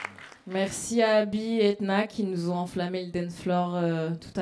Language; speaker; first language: French; native; French